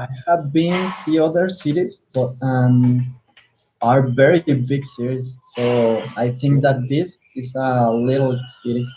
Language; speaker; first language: English; non-native, learner; Spanish